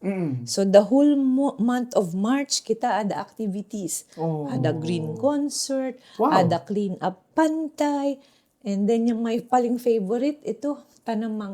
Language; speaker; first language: Indonesian; non-native, fluent; Filipino